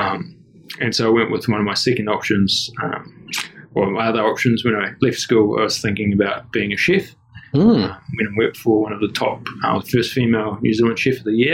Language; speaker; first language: English; native; English